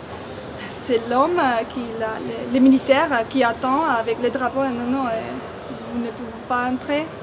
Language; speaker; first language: French; non-native, fluent; Spanish